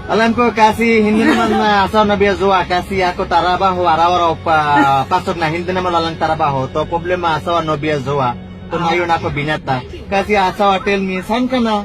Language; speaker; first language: Filipino; non-native, learner; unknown